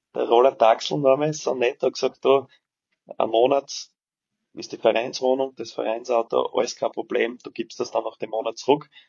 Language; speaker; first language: German; early bilingual, other home language; Serbian